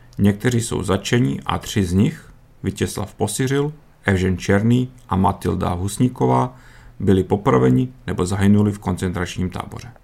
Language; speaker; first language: Czech; early bilingual, heritage; Czech